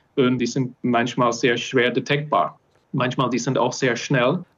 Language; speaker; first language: German; non-native, fluent; English